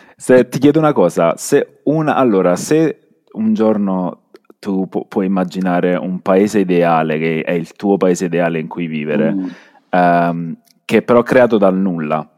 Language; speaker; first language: Italian; native; Italian